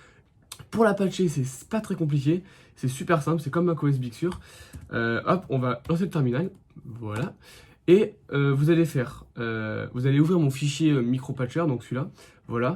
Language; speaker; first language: French; native; French